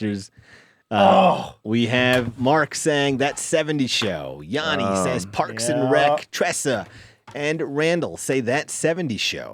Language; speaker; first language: English; native; English